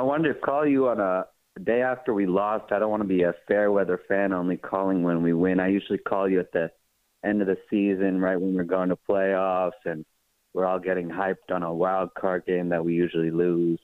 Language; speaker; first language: English; native; English